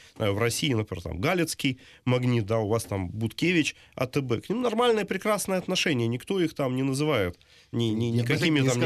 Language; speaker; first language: Russian; native; Russian